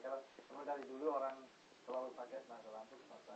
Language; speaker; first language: Indonesian; non-native, fluent; English